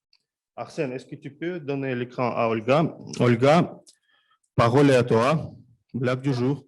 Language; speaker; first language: French; non-native, fluent; Russian